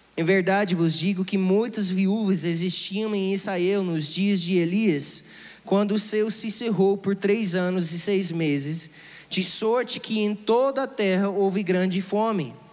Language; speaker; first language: Portuguese; non-native, fluent; English